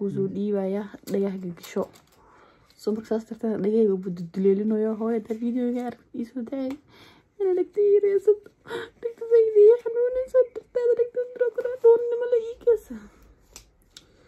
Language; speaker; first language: German; non-native, learner; Somali